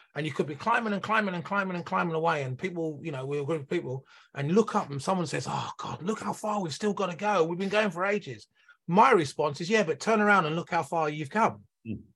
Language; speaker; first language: English; native; English